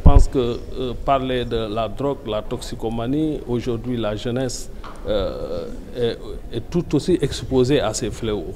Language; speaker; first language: French; non-native, local second language; Wolof